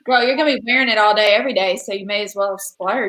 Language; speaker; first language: English; native; English